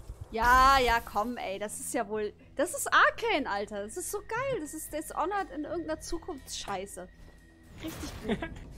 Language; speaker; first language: German; native; German